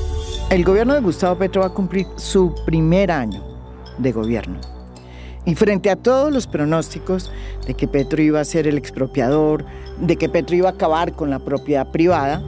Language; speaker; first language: Spanish; native; Spanish